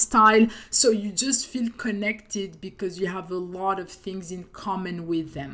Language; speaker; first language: English; non-native, fluent; French